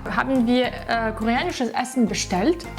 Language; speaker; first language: German; non-native, fluent; Russian